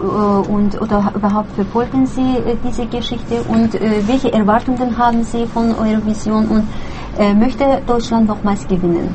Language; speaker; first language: German; non-native, fluent; Azerbaijani